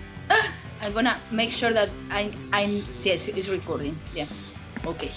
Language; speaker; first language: English; non-native, fluent; Spanish